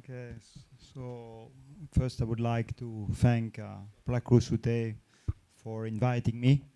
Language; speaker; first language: English; non-native, fluent; French